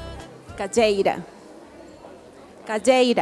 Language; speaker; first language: Portuguese; non-native, learner; Spanish